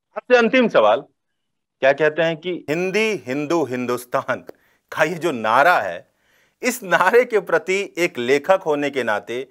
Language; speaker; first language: Hindi; native; Hindi